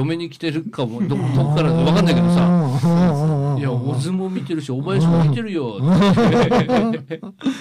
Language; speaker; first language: Japanese; native; Japanese